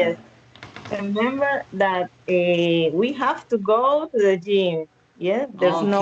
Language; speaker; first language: English; non-native, learner; Spanish